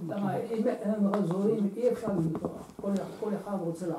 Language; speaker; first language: Hebrew; non-native, fluent; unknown